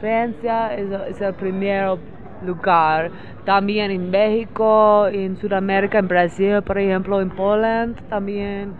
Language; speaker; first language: Spanish; non-native, learner; English